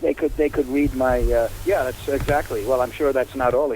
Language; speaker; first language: English; native; English